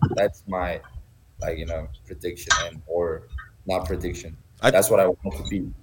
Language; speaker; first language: English; non-native, fluent; Turkish